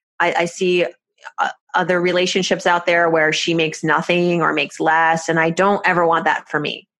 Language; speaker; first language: English; early bilingual, other home language; Persian